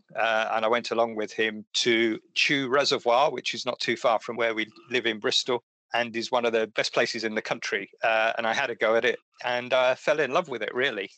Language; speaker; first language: English; native; English